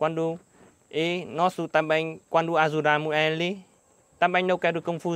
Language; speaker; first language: Portuguese; non-native, learner; Vietnamese